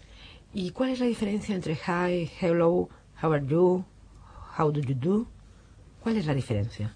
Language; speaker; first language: Spanish; native; Spanish